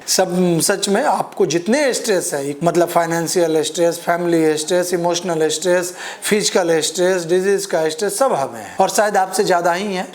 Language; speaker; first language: Hindi; native; Hindi